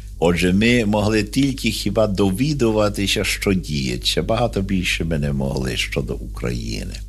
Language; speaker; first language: Ukrainian; early bilingual, heritage; Ukrainian